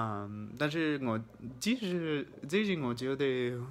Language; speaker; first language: Chinese; non-native, fluent; English